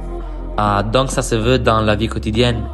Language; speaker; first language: French; non-native, learner; Italian